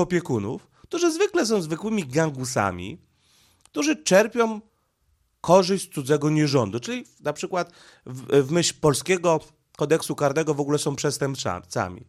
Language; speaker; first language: Polish; native; Polish